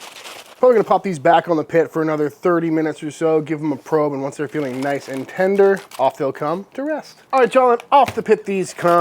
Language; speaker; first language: English; native; English